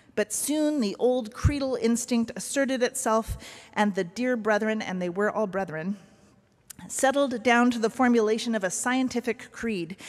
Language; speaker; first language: English; native; English